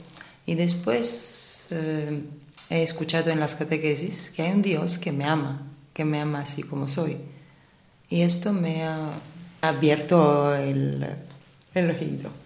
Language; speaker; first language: Spanish; non-native, fluent; Italian